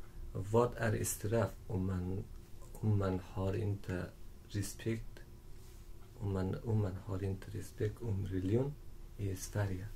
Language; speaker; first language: Swedish; non-native, learner; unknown